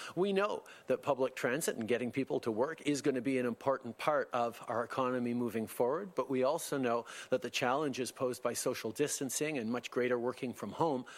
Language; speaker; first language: English; early bilingual, other home language; French